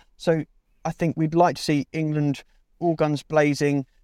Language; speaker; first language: English; native; English